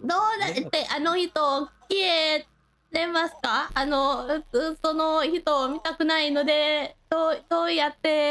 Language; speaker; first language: Japanese; non-native, learner; Thai